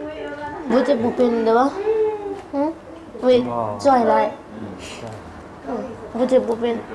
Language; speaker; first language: Korean; non-native, local second language; Lao